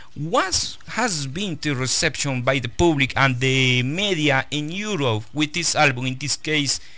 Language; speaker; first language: English; non-native, learner; Spanish